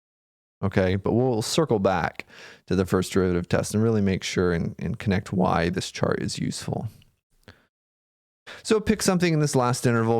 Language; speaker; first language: English; native; English